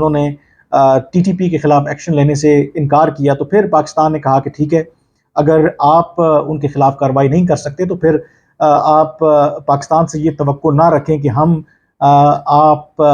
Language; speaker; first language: Urdu; native; Urdu